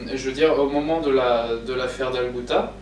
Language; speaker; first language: French; native; French